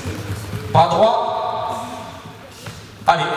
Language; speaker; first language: French; native; French